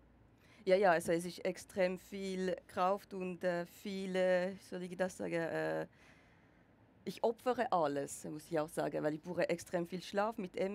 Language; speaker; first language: German; non-native, local second language; French